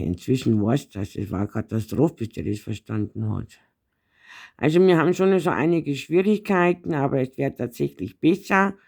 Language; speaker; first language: German; native; German